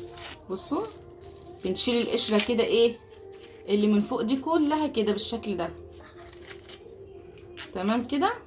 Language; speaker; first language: Arabic; native; Arabic